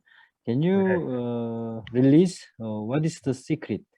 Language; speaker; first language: English; non-native, learner; Korean